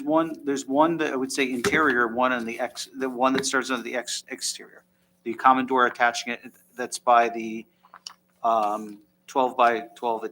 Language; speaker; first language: English; native; English